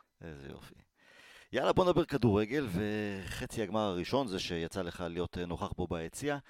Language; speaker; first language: Hebrew; native; Hebrew